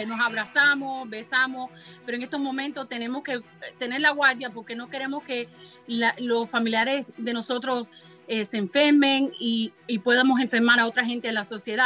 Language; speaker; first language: Spanish; early bilingual, heritage; Spanish